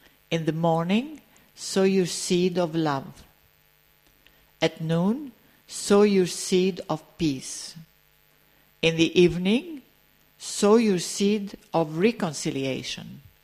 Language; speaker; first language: English; early bilingual, other home language; Greek